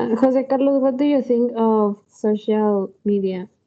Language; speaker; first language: English; non-native, learner; Spanish